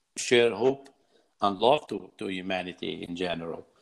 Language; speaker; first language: English; non-native, fluent; Arabic